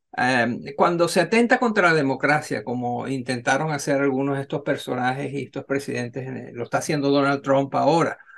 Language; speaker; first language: Spanish; native; Spanish